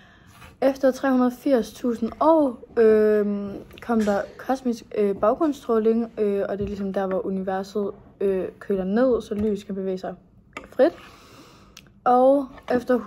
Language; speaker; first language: Danish; native; Danish